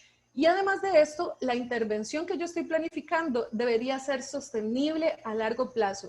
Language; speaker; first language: Spanish; native; Spanish